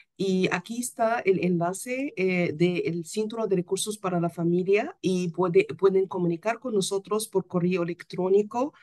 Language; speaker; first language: Spanish; non-native, fluent; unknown